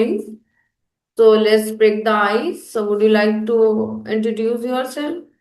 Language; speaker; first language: English; non-native, local second language; Hindi